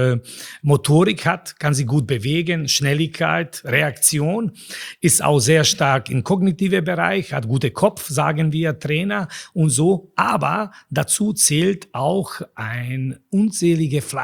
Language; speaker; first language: German; non-native, fluent; Bosnian